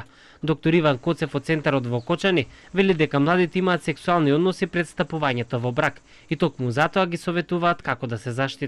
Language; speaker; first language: Macedonian; native; Macedonian